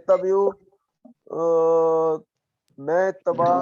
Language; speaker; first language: Arabic; non-native, learner; Urdu